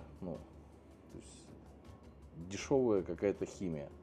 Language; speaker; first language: Russian; native; Russian